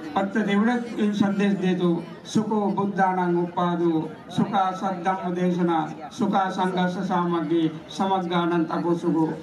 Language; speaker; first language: Marathi; non-native, fluent; Sinhala